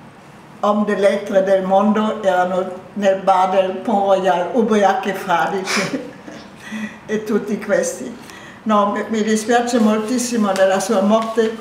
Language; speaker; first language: Italian; non-native, fluent; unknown